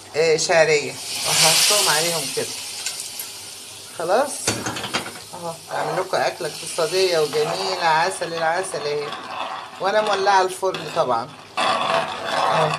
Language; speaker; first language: Arabic; native; Arabic